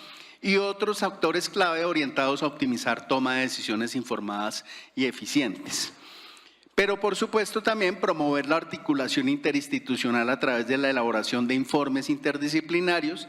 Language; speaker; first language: Spanish; native; Spanish